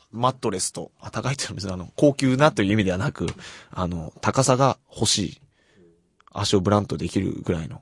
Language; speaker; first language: Japanese; native; Japanese